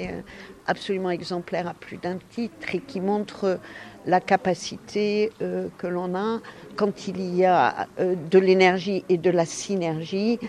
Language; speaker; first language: French; native; French